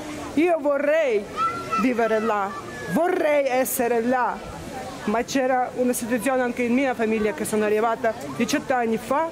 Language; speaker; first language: Italian; non-native, fluent; Ukrainian